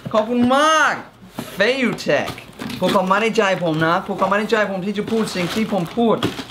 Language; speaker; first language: Thai; non-native, fluent; English